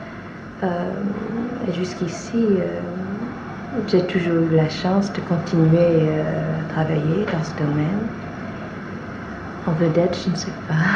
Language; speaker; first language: French; non-native, fluent; English